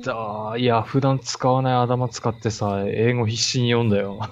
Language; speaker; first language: Japanese; native; Japanese